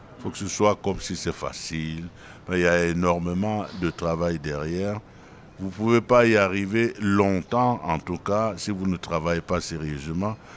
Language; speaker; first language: French; non-native, local second language; Duala